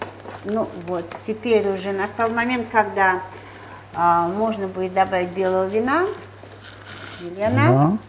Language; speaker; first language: Russian; native; Russian